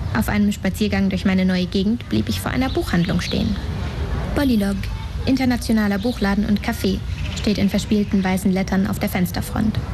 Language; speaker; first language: German; native; German